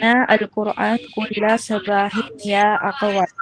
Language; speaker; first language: Arabic; non-native, learner; Filipino